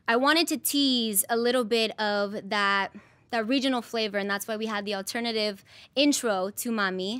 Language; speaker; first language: English; native; English